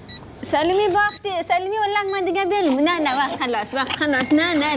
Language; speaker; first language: Persian; native; Persian